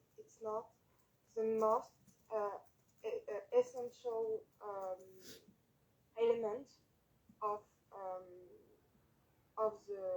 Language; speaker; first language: English; non-native, learner; French